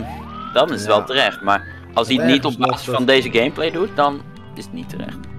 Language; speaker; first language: Dutch; native; Dutch